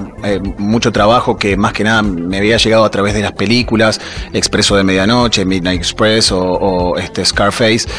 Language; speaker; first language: Spanish; native; Spanish